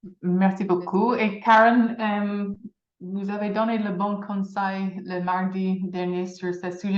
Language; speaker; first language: French; non-native, fluent; English